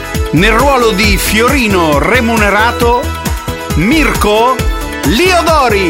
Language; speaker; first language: Italian; native; Italian